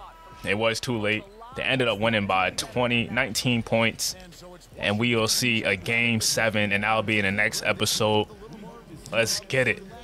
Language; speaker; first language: English; native; English